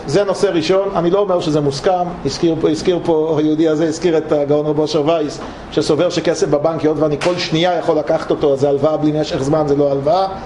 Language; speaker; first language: Hebrew; native; Hebrew